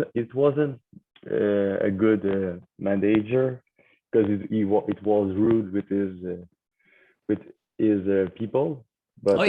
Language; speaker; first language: English; non-native, learner; French